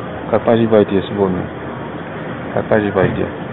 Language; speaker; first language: Russian; non-native, learner; English